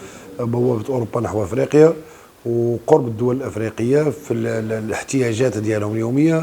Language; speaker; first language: Arabic; native; Arabic